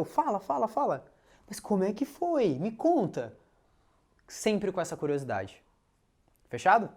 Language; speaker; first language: Portuguese; native; Portuguese